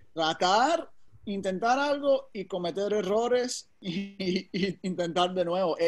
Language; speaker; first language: Spanish; early bilingual, heritage; Spanish